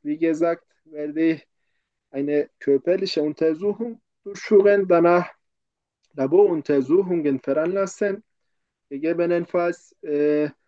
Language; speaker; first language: German; non-native, fluent; Turkish